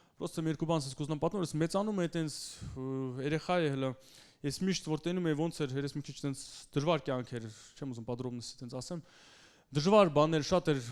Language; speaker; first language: Armenian; early bilingual, heritage; Russian